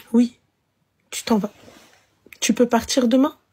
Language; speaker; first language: French; native; French